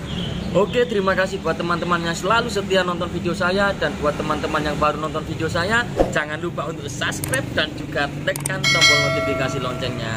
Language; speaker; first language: Indonesian; non-native, local second language; Javanese